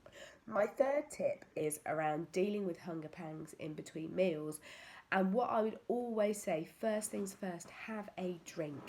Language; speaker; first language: English; native; English